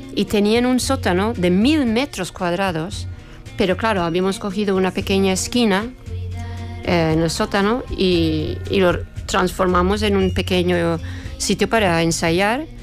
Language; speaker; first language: Spanish; early bilingual, other home language; English